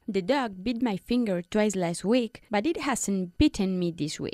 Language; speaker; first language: English; non-native, fluent; Spanish